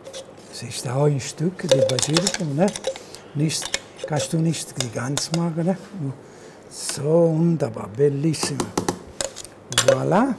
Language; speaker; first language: German; non-native, learner; Italian